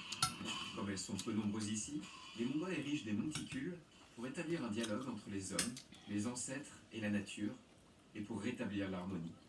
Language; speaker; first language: French; native; French